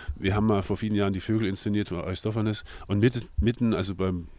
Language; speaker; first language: German; native; German